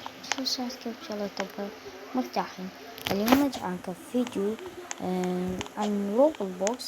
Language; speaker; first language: Arabic; native; Arabic